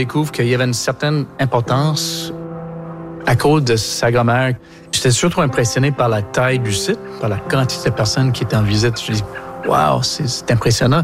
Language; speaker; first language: French; non-native, local second language; English